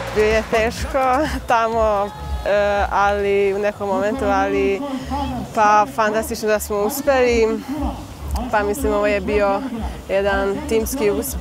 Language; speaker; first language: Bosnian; non-native, local second language; Hungarian